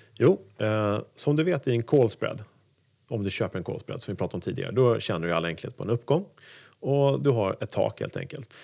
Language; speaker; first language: Swedish; native; Swedish